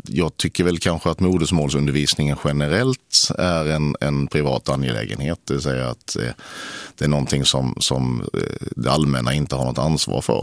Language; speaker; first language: Swedish; native; Swedish